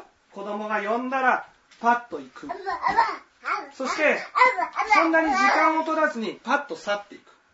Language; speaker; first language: Japanese; native; Japanese